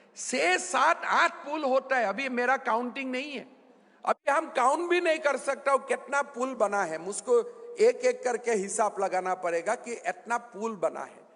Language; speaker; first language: Hindi; non-native, local second language; Assamese